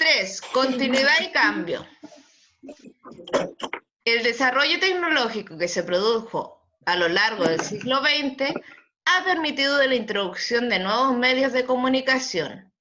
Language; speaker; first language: Spanish; native; Spanish